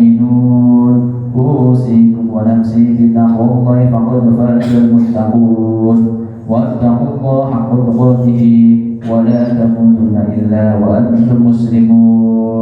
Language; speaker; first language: Indonesian; native; Indonesian